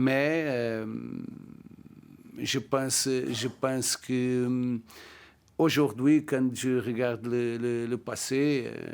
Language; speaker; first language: French; non-native, learner; Portuguese